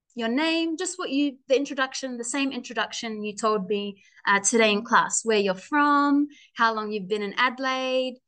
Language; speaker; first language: English; native; English